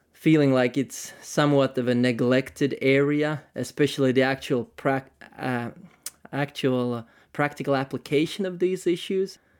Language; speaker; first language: English; non-native, fluent; Finnish